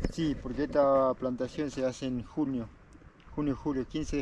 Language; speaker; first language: Spanish; native; Spanish